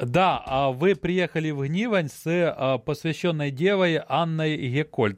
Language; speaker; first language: Russian; non-native, local second language; Ukrainian